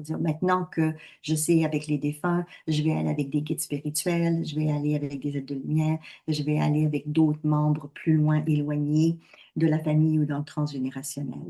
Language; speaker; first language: French; native; French